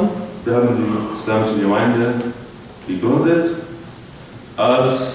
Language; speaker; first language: German; non-native, fluent; Arabic